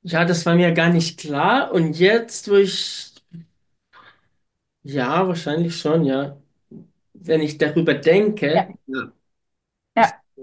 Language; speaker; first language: German; non-native, fluent; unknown